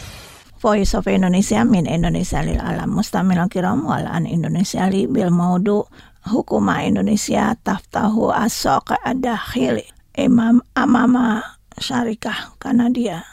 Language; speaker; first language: Arabic; non-native, learner; Indonesian